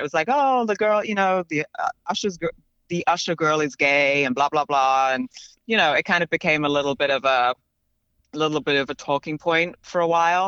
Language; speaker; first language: English; native; English